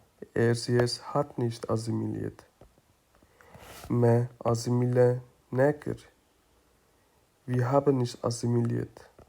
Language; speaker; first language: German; non-native, fluent; Kurdish